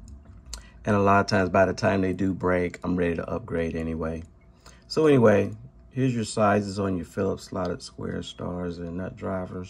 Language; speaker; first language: English; native; English